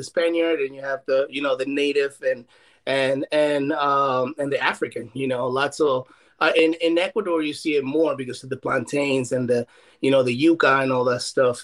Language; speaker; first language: English; non-native, fluent; Spanish